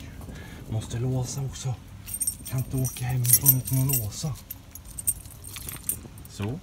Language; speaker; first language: Swedish; native; Swedish